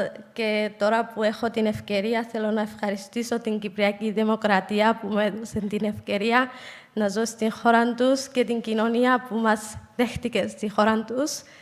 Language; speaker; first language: Greek; non-native, fluent; Somali